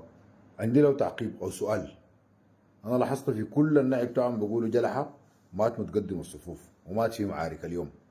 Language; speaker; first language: Arabic; native; Arabic